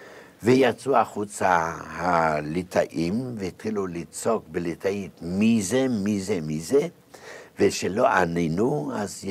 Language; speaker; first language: Hebrew; non-native, fluent; Yiddish